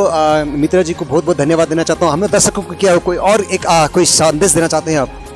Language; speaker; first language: Hindi; non-native, local second language; Nepali